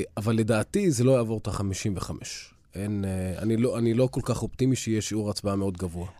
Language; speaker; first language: Hebrew; non-native, local second language; Arabic